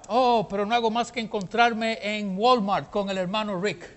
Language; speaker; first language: Spanish; native; Spanish